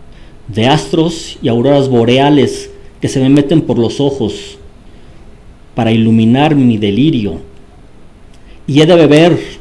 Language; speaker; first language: Spanish; native; Spanish